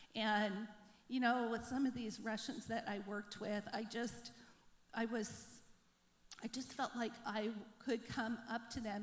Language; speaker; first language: English; native; English